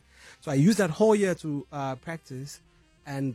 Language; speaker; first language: English; non-native, local second language; Zulu